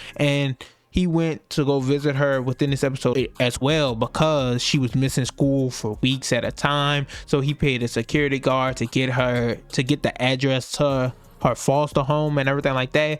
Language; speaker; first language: English; native; English